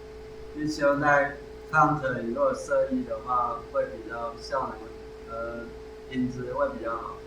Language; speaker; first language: Chinese; native; Chinese